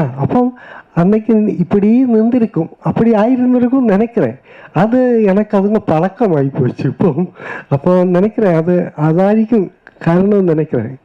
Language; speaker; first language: Tamil; non-native, learner; Malayalam